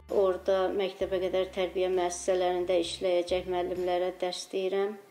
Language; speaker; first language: Azerbaijani; native; Azerbaijani